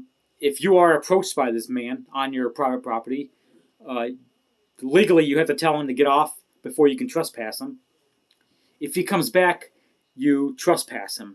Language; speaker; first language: English; native; English